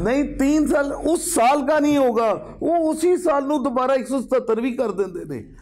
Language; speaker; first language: Urdu; native; Urdu